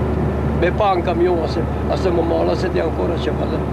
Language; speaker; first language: French; non-native, local second language; Dutch